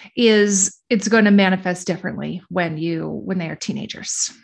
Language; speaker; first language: English; native; English